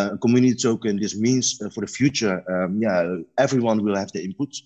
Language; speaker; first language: English; non-native, learner; Dutch